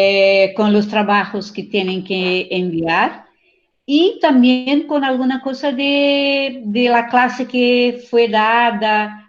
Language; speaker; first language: Spanish; non-native, fluent; Portuguese